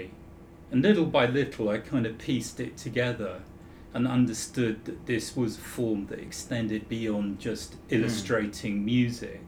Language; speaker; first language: English; native; English